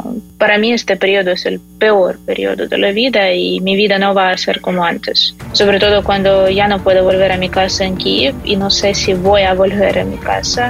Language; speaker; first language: Spanish; non-native, fluent; Ukrainian